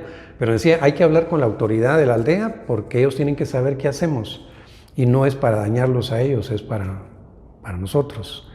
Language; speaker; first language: Spanish; native; Spanish